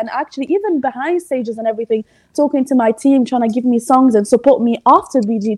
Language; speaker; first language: English; non-native, fluent; Italian